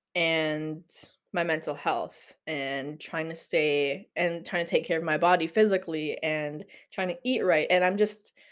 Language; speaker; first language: English; non-native, local second language; Filipino